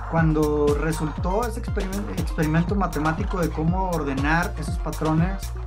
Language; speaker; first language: Spanish; native; Spanish